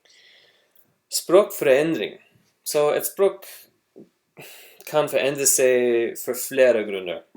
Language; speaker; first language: Swedish; non-native, learner; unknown